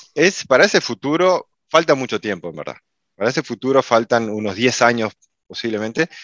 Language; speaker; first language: Spanish; native; Spanish